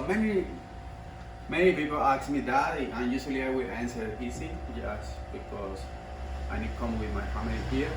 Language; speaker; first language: English; non-native, learner; Spanish